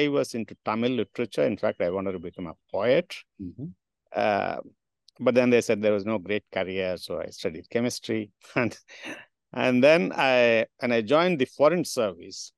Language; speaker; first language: English; non-native, local second language; Tamil